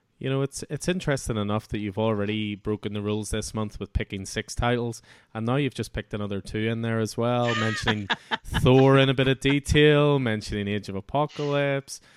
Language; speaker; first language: English; native; English